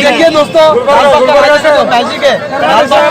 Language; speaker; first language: Hindi; native; Hindi